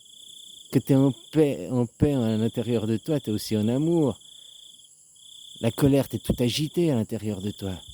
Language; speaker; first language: French; native; French